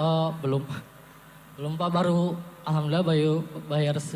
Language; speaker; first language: Indonesian; native; Indonesian